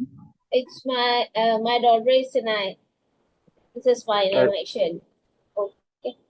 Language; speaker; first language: English; non-native, learner; Urdu